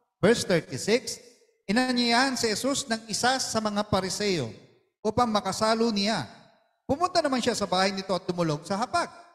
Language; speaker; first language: Filipino; non-native, local second language; Iloko